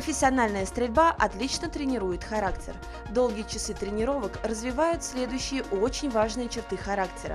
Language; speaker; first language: Russian; native; Russian